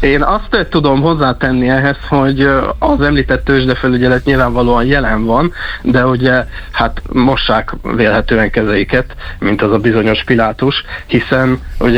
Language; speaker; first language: Hungarian; native; Hungarian